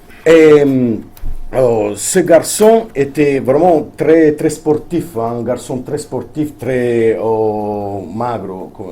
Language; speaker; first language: French; non-native, fluent; Italian